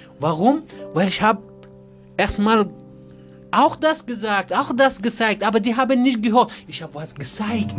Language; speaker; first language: German; non-native, learner; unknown